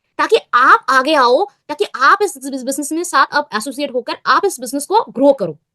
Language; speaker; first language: Hindi; non-native, local second language; Bangla